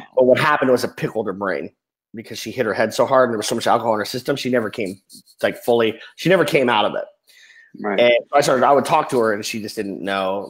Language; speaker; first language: English; native; English